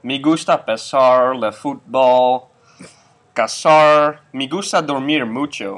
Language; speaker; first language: Spanish; non-native, learner; Dutch